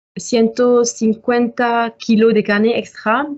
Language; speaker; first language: Spanish; non-native, fluent; French